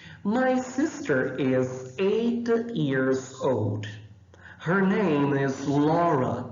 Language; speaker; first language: English; non-native, fluent; Portuguese